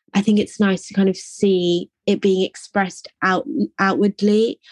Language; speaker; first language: English; native; English